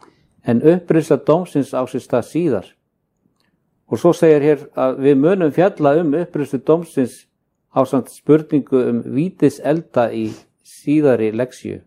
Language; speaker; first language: Icelandic; native; Icelandic